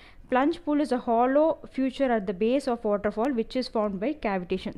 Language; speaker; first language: English; non-native, local second language; Tamil